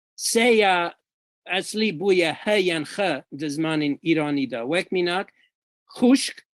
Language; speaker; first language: Kurdish; non-native, fluent; English